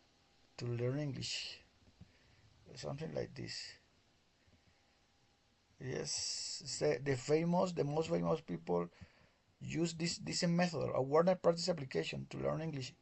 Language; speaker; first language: English; non-native, learner; Spanish